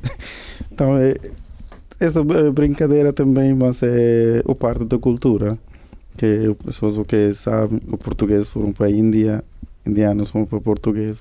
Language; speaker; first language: Portuguese; non-native, learner; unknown